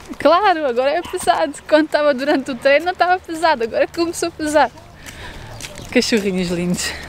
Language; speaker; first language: Portuguese; early bilingual, other home language; Ukrainian